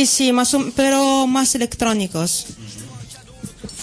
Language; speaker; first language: Spanish; non-native, learner; Italian